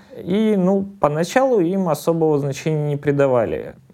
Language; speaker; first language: Russian; native; Russian